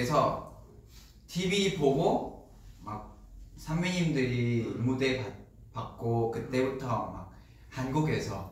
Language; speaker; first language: Korean; non-native, learner; Vietnamese